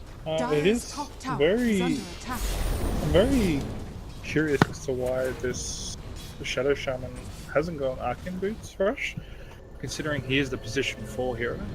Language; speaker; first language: English; native; English